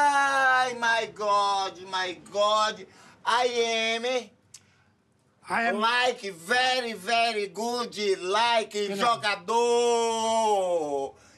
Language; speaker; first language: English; non-native, learner; Portuguese